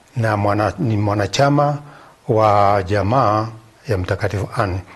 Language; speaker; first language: Swahili; non-native, local second language; Kikuyu